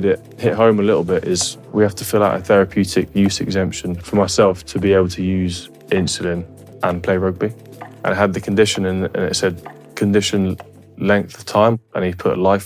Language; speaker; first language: English; native; English